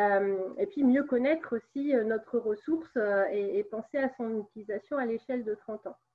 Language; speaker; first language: French; native; French